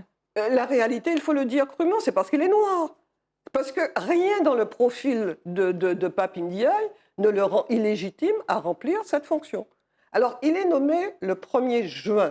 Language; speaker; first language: French; native; French